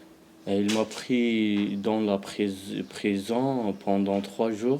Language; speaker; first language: French; non-native, learner; Pashto